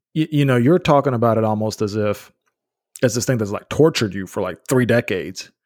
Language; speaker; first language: English; early bilingual, other home language; Bosnian